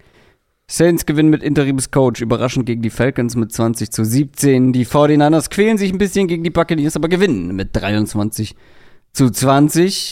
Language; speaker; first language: German; native; German